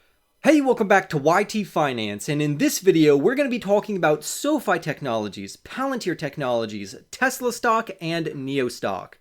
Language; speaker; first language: English; native; English